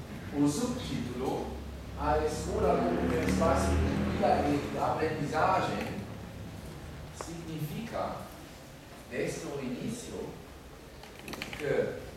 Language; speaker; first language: Portuguese; non-native, fluent; German